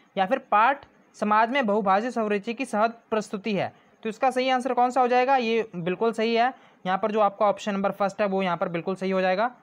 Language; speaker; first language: Hindi; non-native, local second language; Punjabi